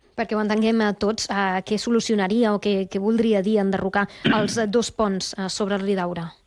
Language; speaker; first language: Catalan; native; Catalan